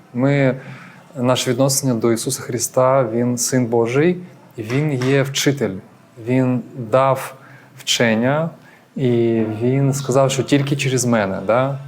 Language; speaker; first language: Ukrainian; non-native, local second language; Russian